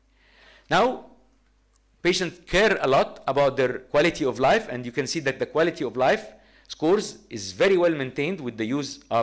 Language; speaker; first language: English; non-native, fluent; Arabic